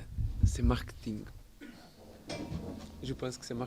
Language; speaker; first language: French; non-native, learner; Portuguese